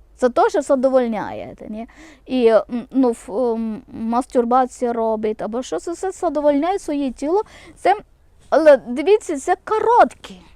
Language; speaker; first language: Ukrainian; non-native, local second language; Malayalam